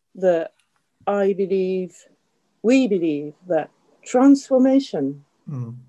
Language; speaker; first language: English; non-native, fluent; Japanese